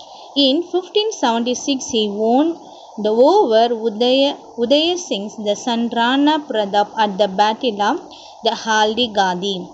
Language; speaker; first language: English; non-native, local second language; Tamil